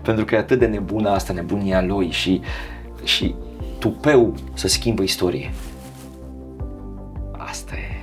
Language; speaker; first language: Romanian; non-native, fluent; Serbian